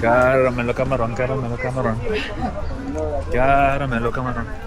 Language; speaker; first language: Spanish; non-native, learner; English